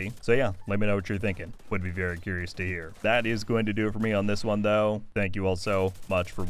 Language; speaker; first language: English; native; English